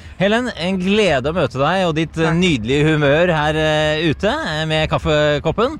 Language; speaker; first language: Norwegian; native; Norwegian